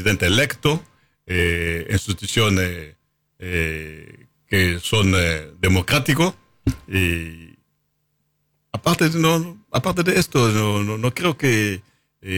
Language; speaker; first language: Spanish; non-native, fluent; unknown